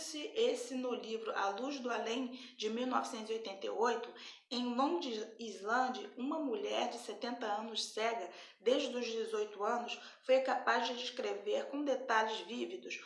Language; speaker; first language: Portuguese; native; Portuguese